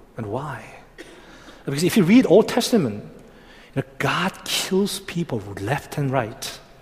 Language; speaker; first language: English; non-native, fluent; Korean